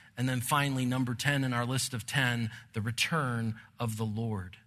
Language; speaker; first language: English; native; English